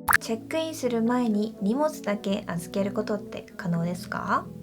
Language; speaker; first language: Japanese; non-native, fluent; Korean